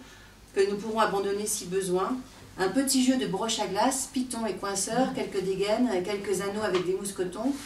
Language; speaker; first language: French; native; French